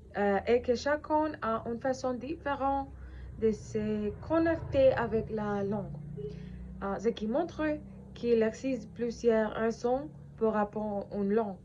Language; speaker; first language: French; non-native, fluent; Spanish